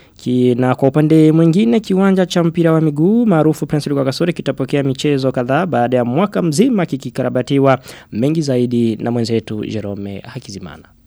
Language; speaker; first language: Swahili; non-native, local second language; Rundi